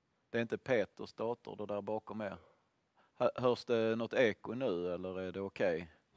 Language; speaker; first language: Swedish; native; Swedish